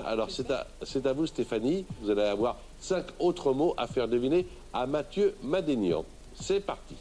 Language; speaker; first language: French; native; French